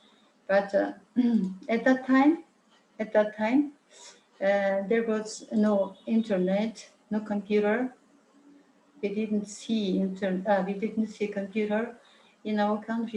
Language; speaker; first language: English; non-native, learner; Mongolian